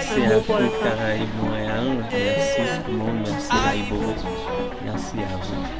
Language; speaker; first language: French; non-native, local second language; Haitian Creole